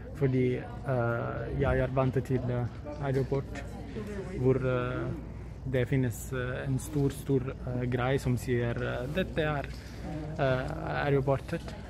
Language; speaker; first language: Norwegian; non-native, learner; Italian